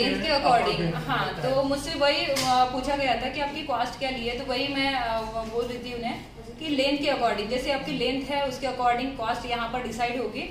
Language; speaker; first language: Hindi; native; Hindi